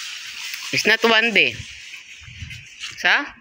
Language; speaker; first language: English; non-native, learner; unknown